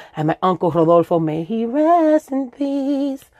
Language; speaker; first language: English; early bilingual, other home language; Spanish